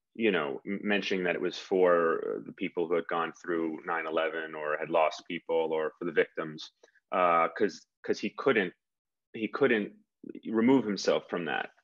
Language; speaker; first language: English; native; English